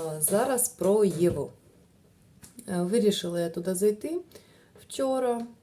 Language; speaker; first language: Ukrainian; non-native, local second language; Russian